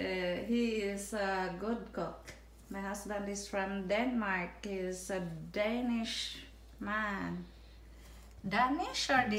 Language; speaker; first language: English; non-native, local second language; Filipino